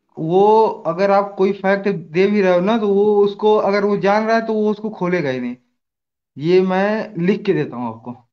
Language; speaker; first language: Hindi; native; Hindi